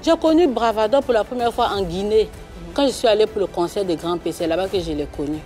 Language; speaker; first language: French; non-native, local second language; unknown